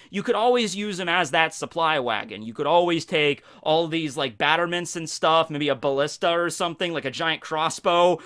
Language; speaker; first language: English; native; English